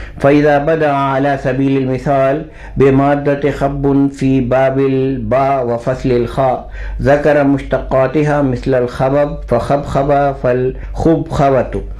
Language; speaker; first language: Arabic; non-native, fluent; Urdu